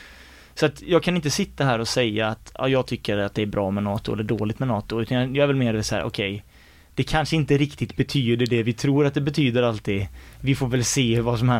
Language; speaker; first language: Swedish; native; Swedish